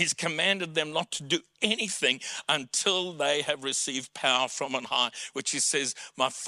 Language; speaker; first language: English; native; English